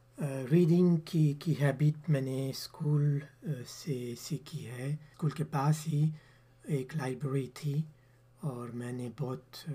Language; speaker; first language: Urdu; early bilingual, heritage; Urdu